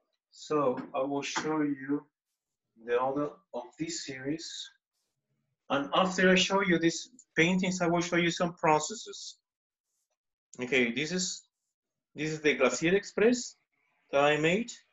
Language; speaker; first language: English; non-native, fluent; Spanish